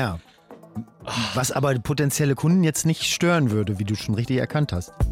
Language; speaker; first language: German; native; German